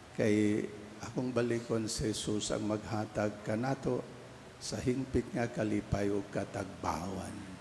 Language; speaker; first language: Cebuano; native; Cebuano